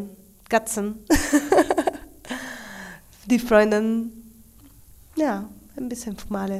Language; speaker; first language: German; non-native, learner; Spanish